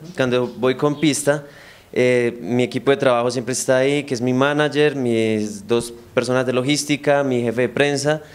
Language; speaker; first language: Spanish; native; Spanish